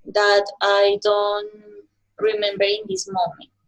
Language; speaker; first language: English; non-native, learner; Spanish